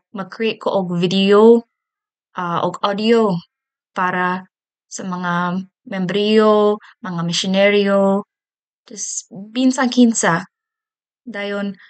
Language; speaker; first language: Cebuano; non-native, learner; English